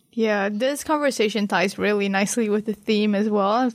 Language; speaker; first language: English; non-native, local second language; Malay